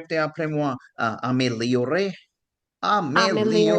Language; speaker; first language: French; non-native, fluent; Hindi